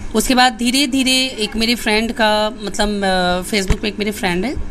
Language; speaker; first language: Hindi; native; Hindi